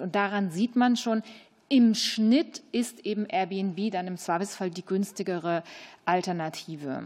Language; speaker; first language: German; native; German